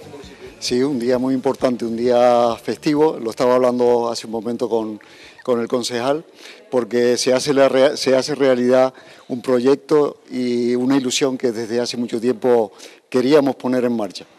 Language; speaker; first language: Spanish; native; Spanish